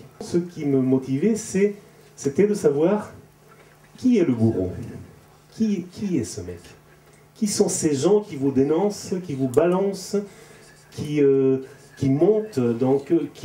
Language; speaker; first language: French; non-native, fluent; Spanish